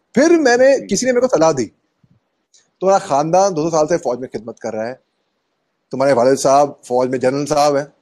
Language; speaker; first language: Hindi; native; Hindi